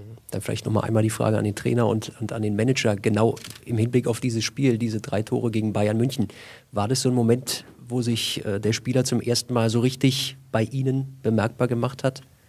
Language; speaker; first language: German; native; German